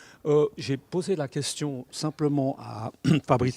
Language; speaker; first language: French; native; French